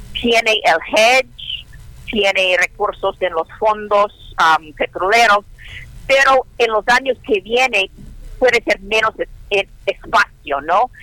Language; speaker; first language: Spanish; non-native, learner; English